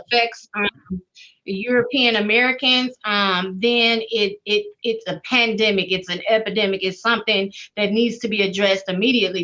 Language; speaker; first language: English; native; English